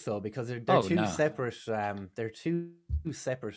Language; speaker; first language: English; native; English